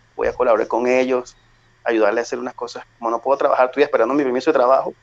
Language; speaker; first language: Spanish; native; Spanish